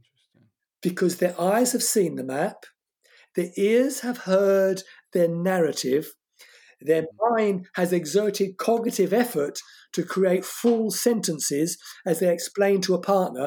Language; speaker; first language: English; non-native, fluent; French